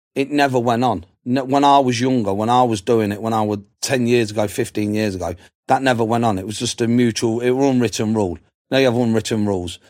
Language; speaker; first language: English; native; English